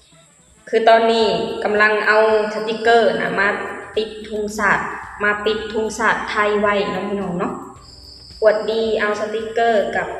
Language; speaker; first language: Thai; non-native, local second language; Northeastern Thai